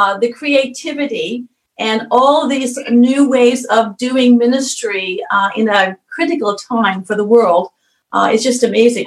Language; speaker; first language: English; native; English